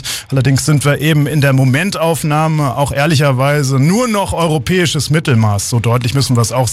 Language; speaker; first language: German; native; German